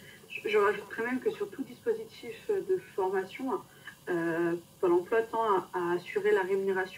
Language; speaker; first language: French; native; French